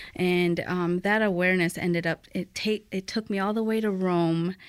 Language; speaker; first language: English; early bilingual, other home language; Spanish